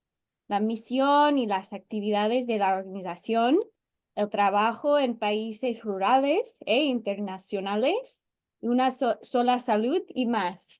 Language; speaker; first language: Spanish; non-native, fluent; English